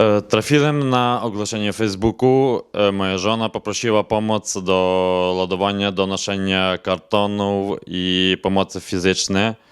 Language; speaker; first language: Polish; non-native, learner; Ukrainian